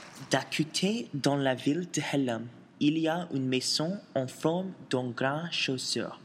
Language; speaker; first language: French; non-native, learner; English